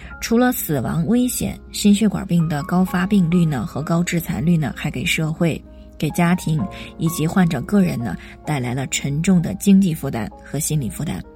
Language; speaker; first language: Chinese; native; Chinese